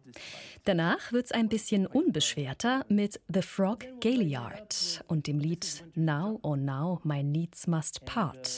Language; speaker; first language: German; native; German